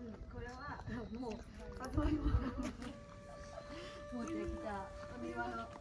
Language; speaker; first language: Japanese; non-native, fluent; Burmese